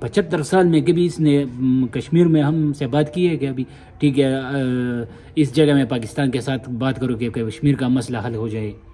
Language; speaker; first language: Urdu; non-native, local second language; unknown